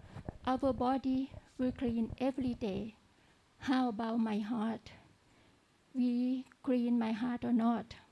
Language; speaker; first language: English; non-native, learner; Thai